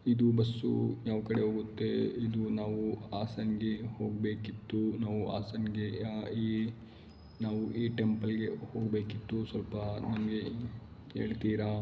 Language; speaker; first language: Kannada; non-native, learner; Malayalam